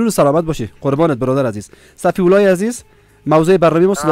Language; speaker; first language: Persian; native; Persian